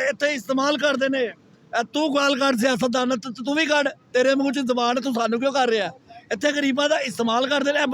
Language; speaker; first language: Urdu; non-native, local second language; Punjabi